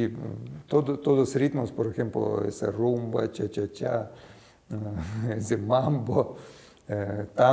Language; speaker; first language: Spanish; non-native, fluent; Russian